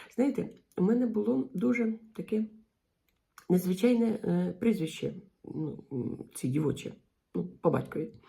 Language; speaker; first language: Ukrainian; non-native, local second language; Russian